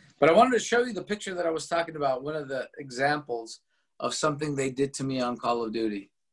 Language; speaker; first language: English; early bilingual, other home language; Spanish